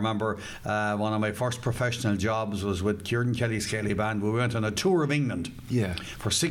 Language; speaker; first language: English; native; English